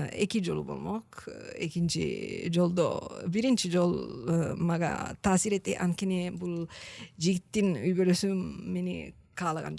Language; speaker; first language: Kyrgyz; non-native, learner; Italian